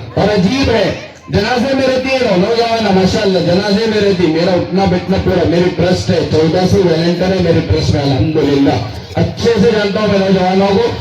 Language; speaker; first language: Urdu; native; Urdu